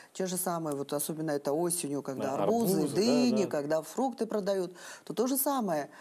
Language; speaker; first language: Russian; native; Russian